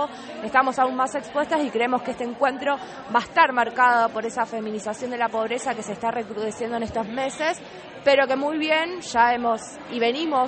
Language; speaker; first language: Spanish; native; Spanish